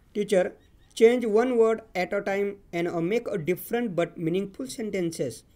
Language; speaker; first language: English; non-native, local second language; Marathi